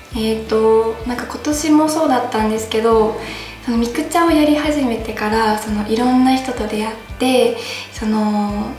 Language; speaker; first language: Japanese; native; Japanese